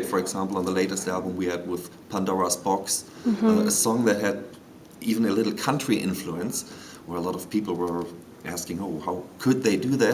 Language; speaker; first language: English; non-native, fluent; German